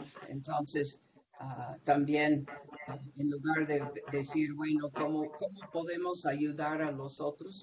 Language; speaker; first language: Spanish; non-native, fluent; English